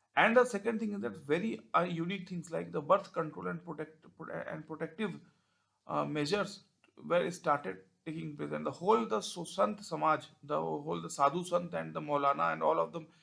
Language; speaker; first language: English; non-native, local second language; Hindi